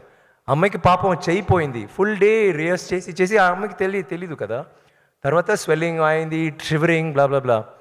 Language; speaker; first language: Telugu; non-native, learner; Tamil